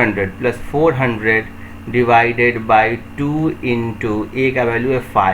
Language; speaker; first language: Hindi; native; Hindi